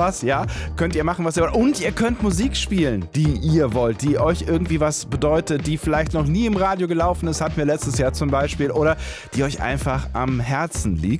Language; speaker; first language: German; native; German